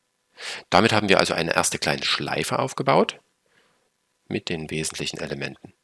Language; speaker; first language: German; native; German